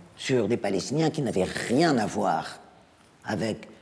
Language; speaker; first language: French; native; French